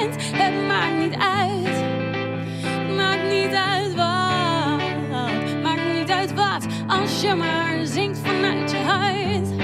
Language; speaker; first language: Dutch; native; Dutch